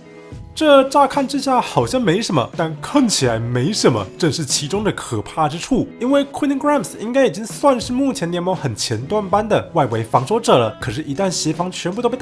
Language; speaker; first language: Chinese; native; Chinese